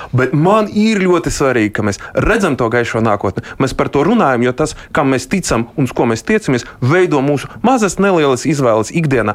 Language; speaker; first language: Latvian; non-native, local second language; Russian